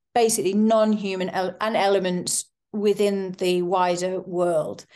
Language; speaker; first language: English; native; English